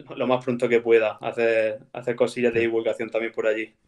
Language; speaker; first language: Spanish; native; Spanish